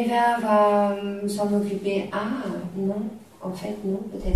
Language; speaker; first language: French; native; French